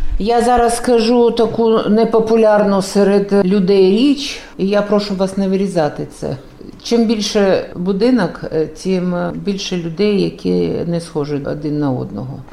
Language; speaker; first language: Ukrainian; non-native, local second language; Russian